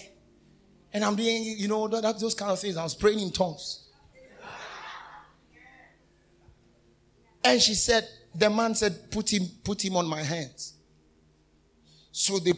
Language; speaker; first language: English; non-native, local second language; Akan